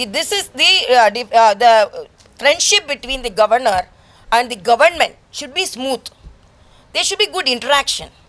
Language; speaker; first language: English; non-native, local second language; Tamil